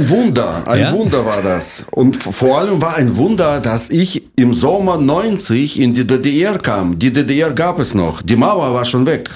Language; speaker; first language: German; non-native, fluent; Russian